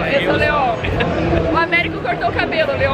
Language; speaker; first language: Portuguese; native; Portuguese